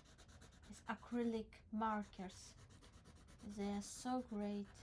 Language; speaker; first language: English; non-native, learner; Crimean Tatar